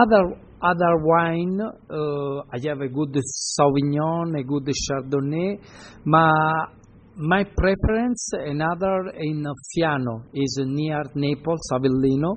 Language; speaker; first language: English; non-native, learner; Italian